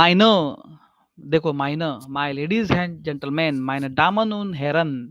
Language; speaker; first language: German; non-native, fluent; Hindi